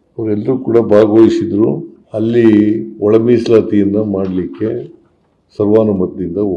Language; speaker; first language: Kannada; native; Kannada